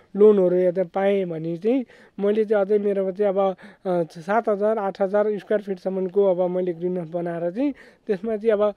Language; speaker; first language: Nepali; native; Nepali